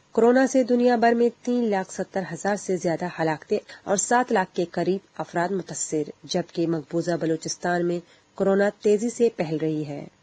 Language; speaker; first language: Urdu; non-native, local second language; Baluchi